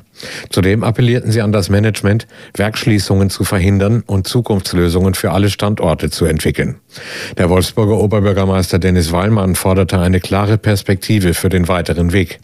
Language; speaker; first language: German; native; German